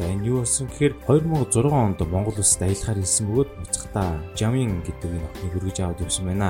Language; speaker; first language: Mongolian; native; Mongolian